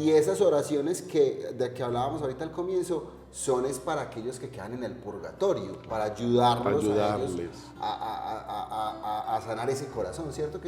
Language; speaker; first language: Spanish; native; Spanish